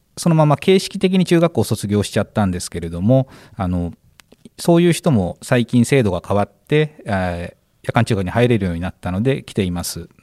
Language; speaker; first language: Japanese; native; Japanese